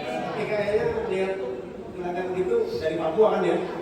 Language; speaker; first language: Indonesian; native; Indonesian